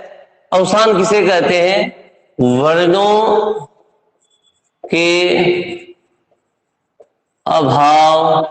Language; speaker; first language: Hindi; native; Hindi